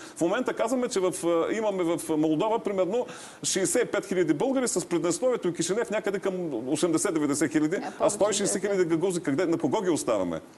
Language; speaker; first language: Bulgarian; native; Bulgarian